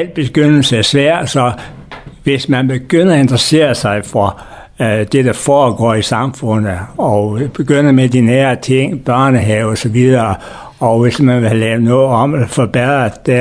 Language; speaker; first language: Danish; native; Danish